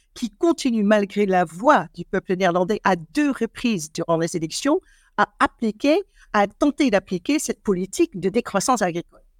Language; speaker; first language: French; non-native, fluent; Dutch